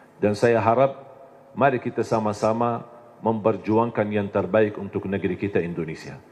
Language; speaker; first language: Indonesian; non-native, fluent; Arabic